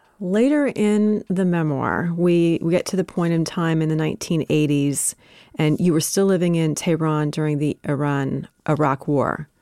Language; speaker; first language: English; native; English